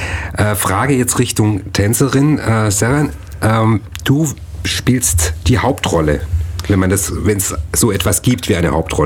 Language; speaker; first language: German; native; German